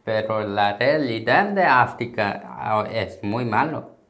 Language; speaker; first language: Spanish; non-native, learner; Korean